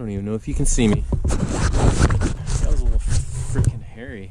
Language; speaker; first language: English; native; English